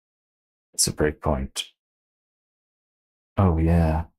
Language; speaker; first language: English; native; English